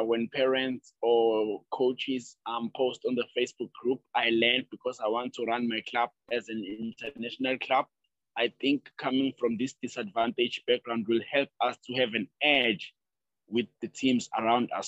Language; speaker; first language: English; non-native, local second language; Zulu